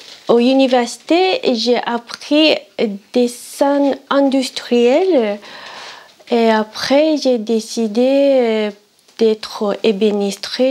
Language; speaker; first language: French; non-native, learner; Japanese